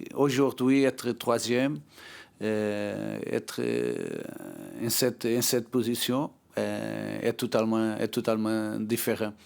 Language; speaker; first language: French; non-native, learner; Portuguese